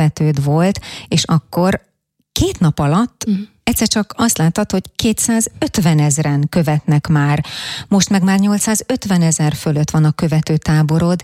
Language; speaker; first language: Hungarian; native; Hungarian